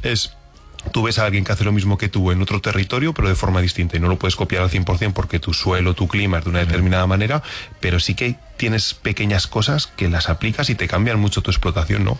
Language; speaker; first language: Spanish; native; Spanish